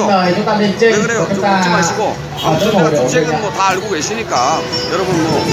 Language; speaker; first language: Korean; native; Korean